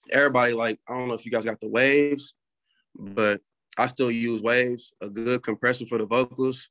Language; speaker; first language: English; native; English